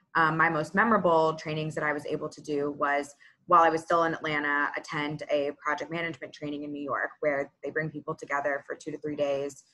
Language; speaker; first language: English; native; English